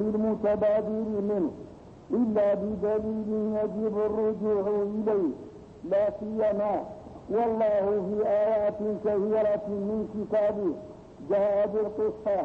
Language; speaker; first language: Arabic; native; Arabic